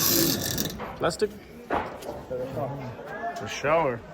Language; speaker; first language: English; native; English